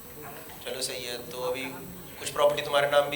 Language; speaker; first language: Hindi; native; Hindi